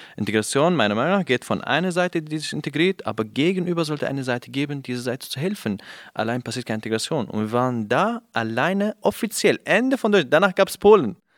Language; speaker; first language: German; non-native, fluent; Kurdish